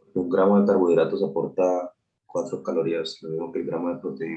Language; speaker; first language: Spanish; native; Spanish